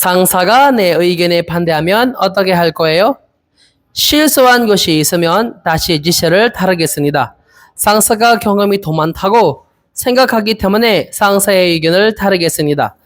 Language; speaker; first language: Korean; non-native, learner; Filipino